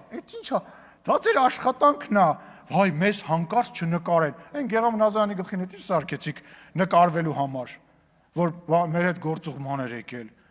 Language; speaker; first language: Armenian; native; Armenian